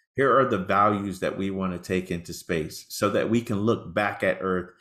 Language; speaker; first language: English; native; English